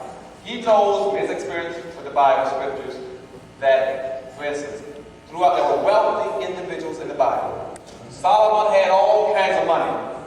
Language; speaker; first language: English; native; English